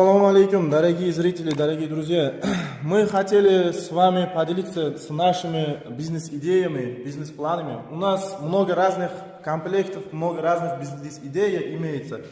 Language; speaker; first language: Russian; non-native, fluent; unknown